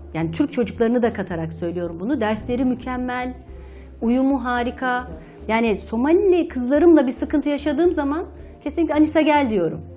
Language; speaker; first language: Turkish; native; Turkish